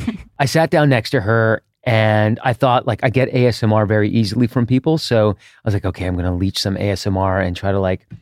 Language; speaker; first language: English; early bilingual, other home language; Hebrew